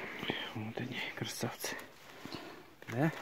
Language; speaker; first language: Russian; native; Russian